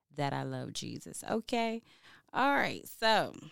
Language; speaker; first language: English; native; English